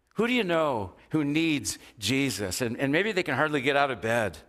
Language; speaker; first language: English; native; English